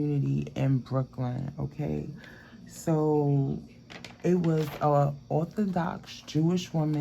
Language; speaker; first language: English; native; English